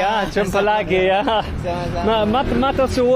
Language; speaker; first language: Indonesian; non-native, learner; English